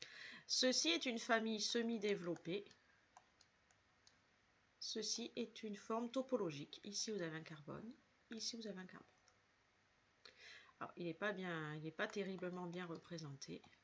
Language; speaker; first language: French; native; French